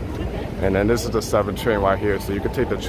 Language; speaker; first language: English; non-native, local second language; Spanish